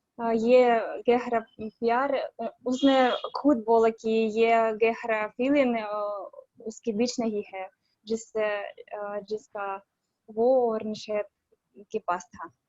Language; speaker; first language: Hindi; non-native, learner; Russian